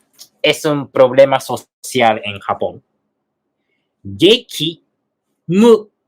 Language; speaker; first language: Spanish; non-native, fluent; Japanese